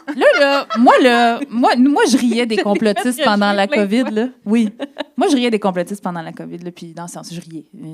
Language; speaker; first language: French; native; French